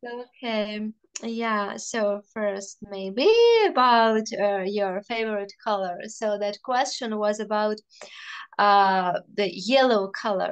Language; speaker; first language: English; non-native, fluent; Russian